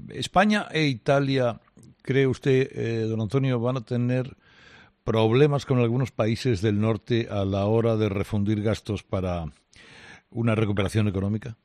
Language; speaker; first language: Spanish; native; Spanish